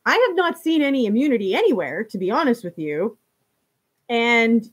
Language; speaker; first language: English; native; English